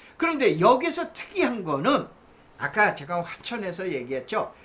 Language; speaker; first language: Korean; native; Korean